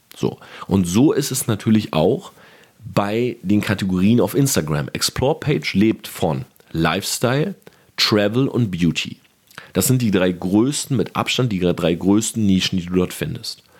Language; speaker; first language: German; native; German